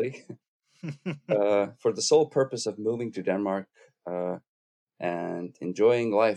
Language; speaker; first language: English; non-native, fluent; Icelandic